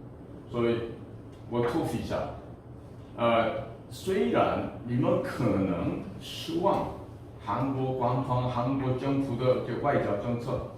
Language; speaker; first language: Chinese; non-native, fluent; Korean